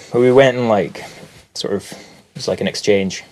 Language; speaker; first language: English; native; English